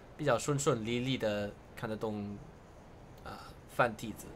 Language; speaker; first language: Chinese; non-native, fluent; English